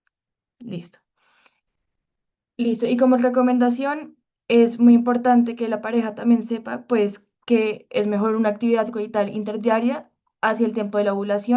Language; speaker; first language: Spanish; native; Spanish